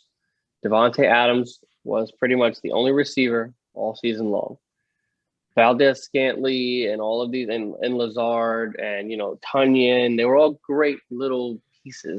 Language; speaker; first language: English; native; English